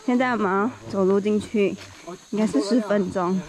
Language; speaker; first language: Chinese; native; Chinese